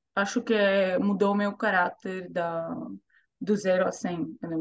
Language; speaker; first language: Portuguese; non-native, fluent; Greek